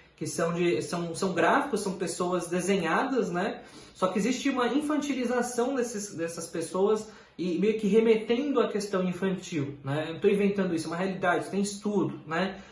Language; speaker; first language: Portuguese; native; Portuguese